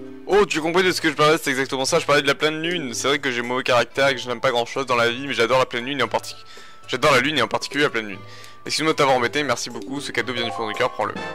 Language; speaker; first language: French; native; French